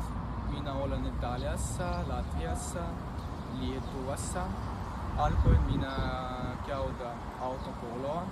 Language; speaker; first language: Finnish; non-native, learner; Russian